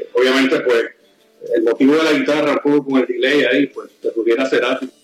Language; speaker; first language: Spanish; native; Spanish